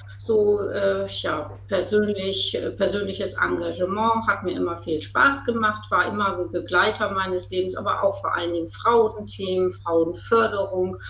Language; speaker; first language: German; native; German